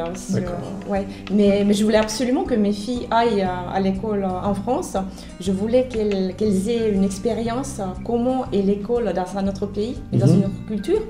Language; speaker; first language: French; non-native, fluent; Finnish